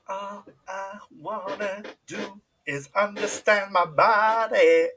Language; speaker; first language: English; native; English